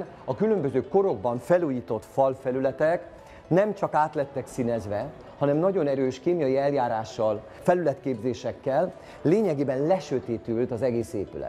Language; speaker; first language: Hungarian; native; Hungarian